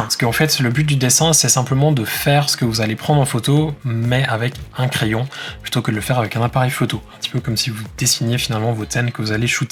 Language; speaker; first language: French; native; French